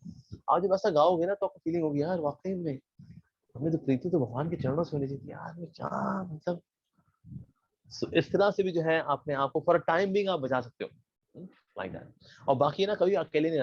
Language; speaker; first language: Hindi; native; Hindi